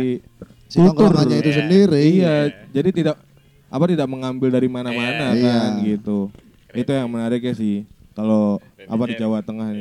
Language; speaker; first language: Indonesian; native; Indonesian